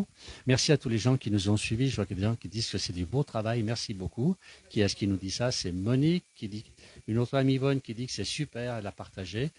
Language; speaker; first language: French; native; French